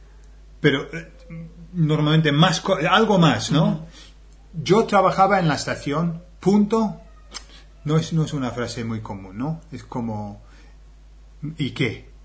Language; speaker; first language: Spanish; non-native, fluent; English